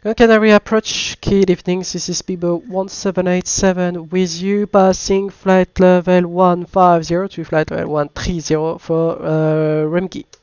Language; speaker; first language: English; non-native, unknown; French